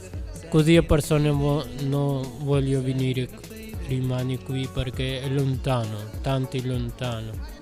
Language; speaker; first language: Italian; non-native, learner; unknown